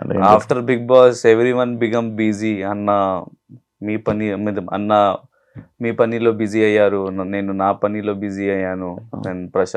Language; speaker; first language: Telugu; non-native, learner; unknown